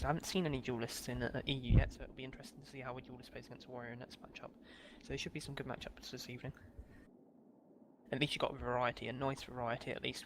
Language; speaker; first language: English; native; English